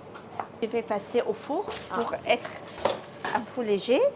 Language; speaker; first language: French; non-native, learner; Arabic